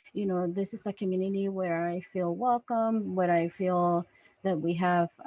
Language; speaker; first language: English; non-native, fluent; Spanish